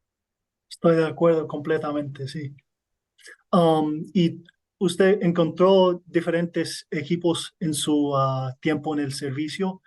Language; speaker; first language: Spanish; non-native, learner; English